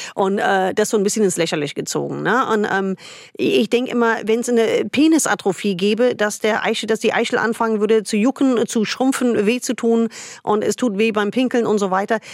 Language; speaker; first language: German; non-native, fluent; English